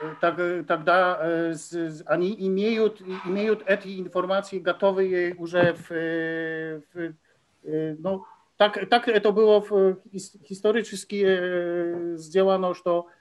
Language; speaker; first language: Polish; non-native, learner; Ukrainian